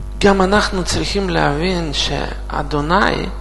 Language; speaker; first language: Hebrew; non-native, learner; Russian